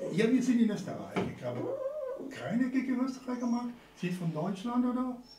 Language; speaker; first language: German; non-native, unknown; Italian